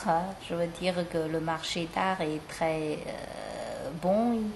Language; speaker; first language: French; non-native, fluent; Chinese